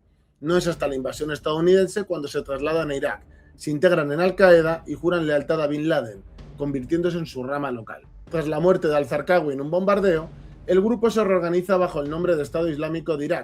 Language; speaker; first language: Spanish; native; Spanish